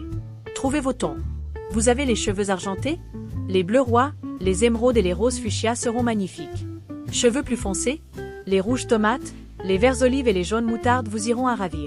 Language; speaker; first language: French; native; French